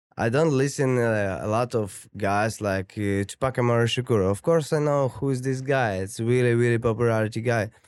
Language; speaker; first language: English; non-native, learner; Ukrainian